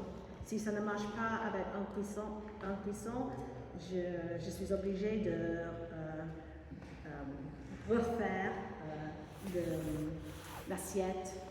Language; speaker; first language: French; non-native, fluent; English